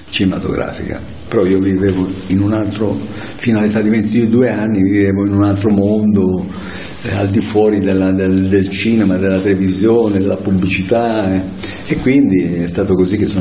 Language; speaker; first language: Italian; native; Italian